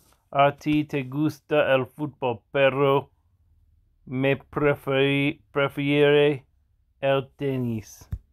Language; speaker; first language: Spanish; non-native, learner; English